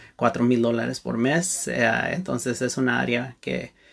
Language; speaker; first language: Spanish; early bilingual, heritage; Spanish